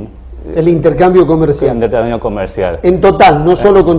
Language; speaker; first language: Spanish; native; Spanish